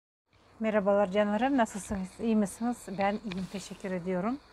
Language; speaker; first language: Turkish; non-native, learner; Russian